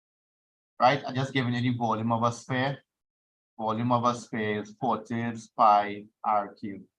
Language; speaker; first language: English; native; English